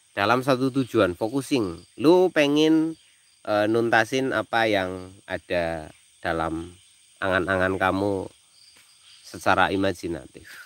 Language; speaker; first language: Indonesian; native; Indonesian